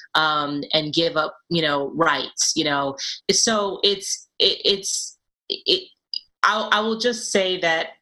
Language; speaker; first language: English; native; English